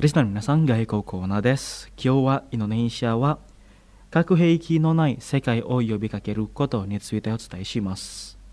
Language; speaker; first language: Japanese; non-native, fluent; Indonesian